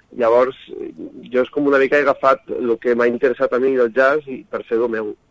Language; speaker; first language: Catalan; native; Catalan